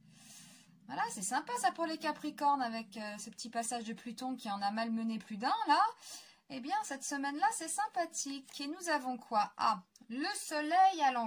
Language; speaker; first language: French; native; French